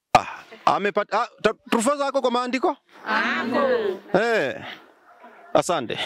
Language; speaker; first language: Swahili; non-native, local second language; Luyia